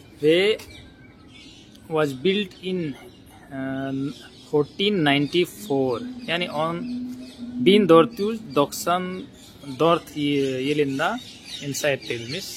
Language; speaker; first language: Turkish; non-native, fluent; Hindi